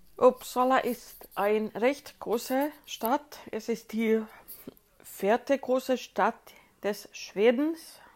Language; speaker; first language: German; non-native, fluent; Swedish